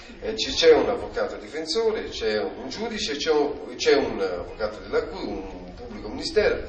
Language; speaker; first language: Italian; native; Italian